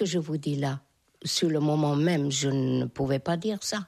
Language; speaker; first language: French; non-native, fluent; Hungarian